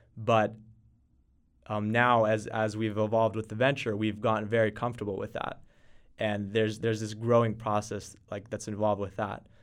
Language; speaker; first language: English; native; English